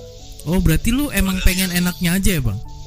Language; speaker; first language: Indonesian; native; Indonesian